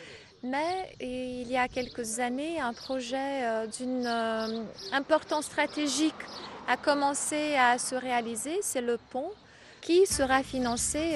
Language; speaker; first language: French; non-native, fluent; Croatian